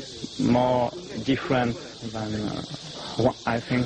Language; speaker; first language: English; non-native, learner; French